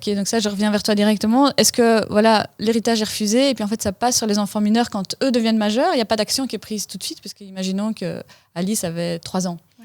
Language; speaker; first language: French; native; French